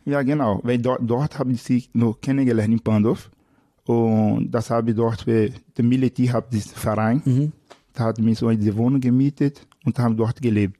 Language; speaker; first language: German; non-native, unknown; Portuguese